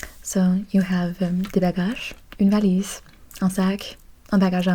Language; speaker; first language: French; non-native, learner; English